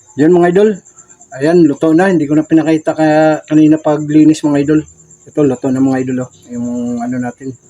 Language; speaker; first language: Filipino; non-native, local second language; Cebuano